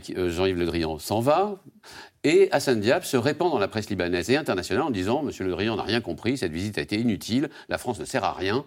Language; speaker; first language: French; native; French